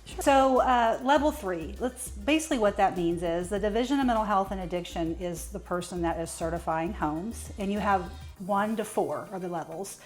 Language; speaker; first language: English; native; English